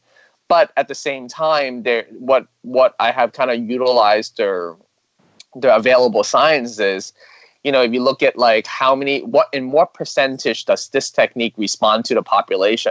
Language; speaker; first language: English; non-native, local second language; Cantonese